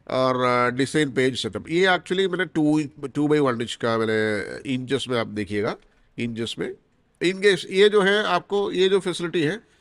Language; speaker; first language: Hindi; non-native, local second language; Malayalam